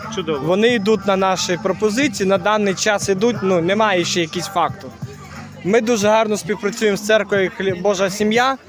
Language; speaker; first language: Ukrainian; non-native, local second language; Russian